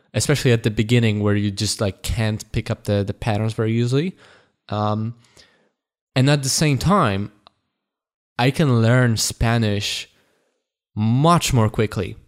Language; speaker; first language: English; non-native, fluent; Polish